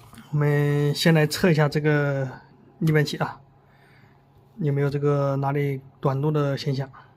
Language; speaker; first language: Chinese; native; Chinese